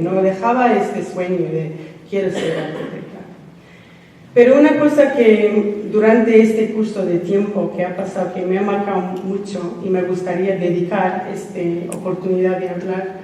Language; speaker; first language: Spanish; non-native, fluent; English